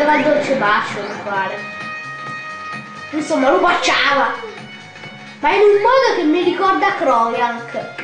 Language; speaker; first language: Italian; native; Italian